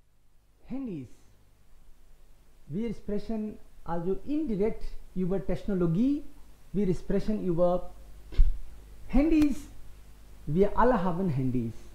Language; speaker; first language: German; non-native, fluent; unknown